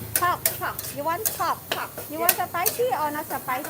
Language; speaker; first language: English; non-native, learner; Thai